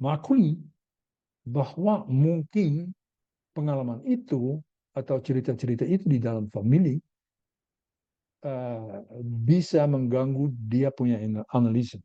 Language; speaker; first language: Indonesian; non-native, learner; Dutch